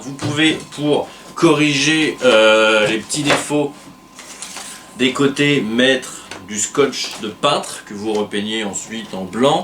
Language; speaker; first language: French; native; French